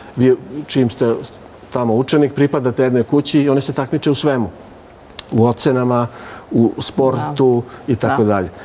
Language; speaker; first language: Serbian; native; Serbian